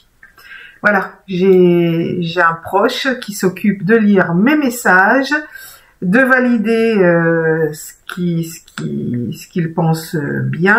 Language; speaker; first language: French; native; French